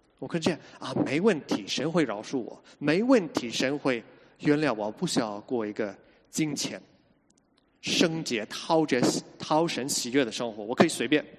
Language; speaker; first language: Chinese; non-native, fluent; English